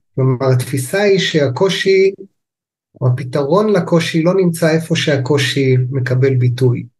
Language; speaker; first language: Hebrew; native; Hebrew